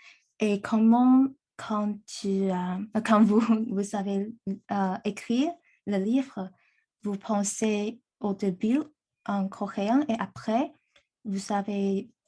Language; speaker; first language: French; non-native, learner; Chinese